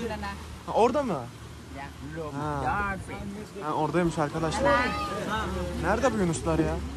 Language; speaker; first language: Turkish; native; Turkish